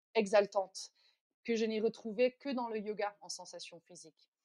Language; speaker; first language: French; non-native, fluent; Dutch